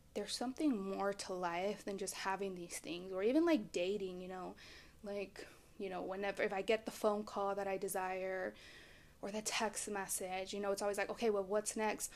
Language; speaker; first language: English; early bilingual, other home language; Spanish